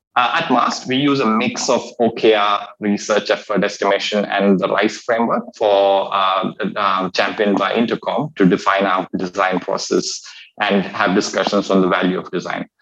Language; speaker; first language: English; non-native, local second language; Malayalam